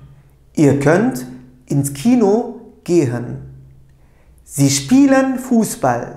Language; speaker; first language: German; non-native, fluent; Turkish